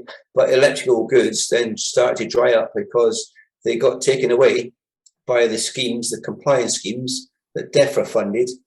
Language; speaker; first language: English; native; English